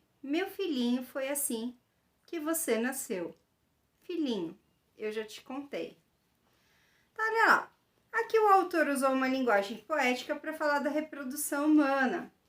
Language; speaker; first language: Portuguese; native; Portuguese